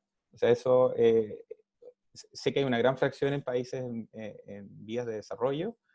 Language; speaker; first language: Spanish; native; Spanish